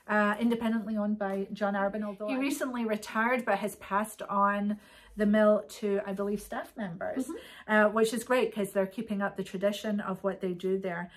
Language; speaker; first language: English; native; English